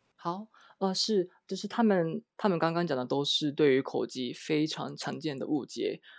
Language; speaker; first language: Chinese; non-native, fluent; Japanese